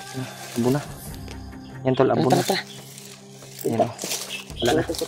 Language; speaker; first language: Filipino; non-native, local second language; Cebuano